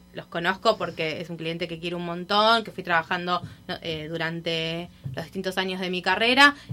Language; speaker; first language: Spanish; native; Spanish